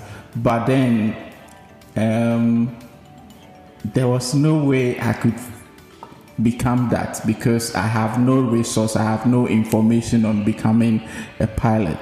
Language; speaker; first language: English; non-native, local second language; Akan